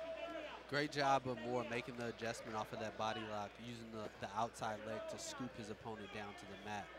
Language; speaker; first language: English; native; English